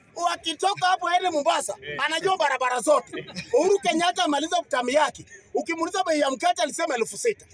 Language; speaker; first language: Swahili; non-native, local second language; Luo (Kenya and Tanzania)